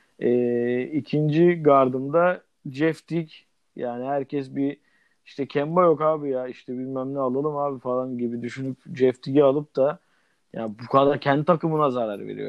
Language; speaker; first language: Turkish; native; Turkish